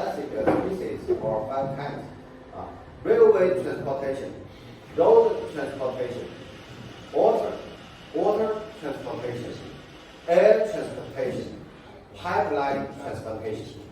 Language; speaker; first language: English; non-native, fluent; Chinese